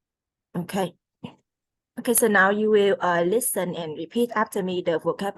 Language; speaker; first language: English; non-native, fluent; Vietnamese